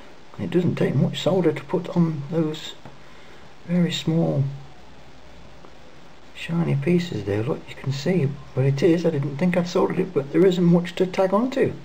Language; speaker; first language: English; native; English